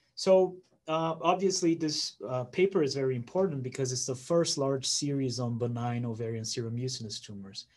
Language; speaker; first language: English; non-native, fluent; Portuguese